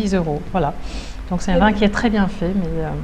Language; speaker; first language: French; native; French